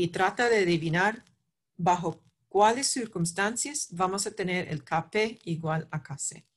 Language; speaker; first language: Spanish; non-native, fluent; English